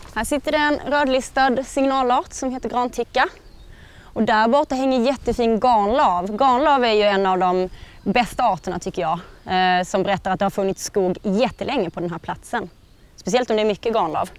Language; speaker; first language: Swedish; native; Swedish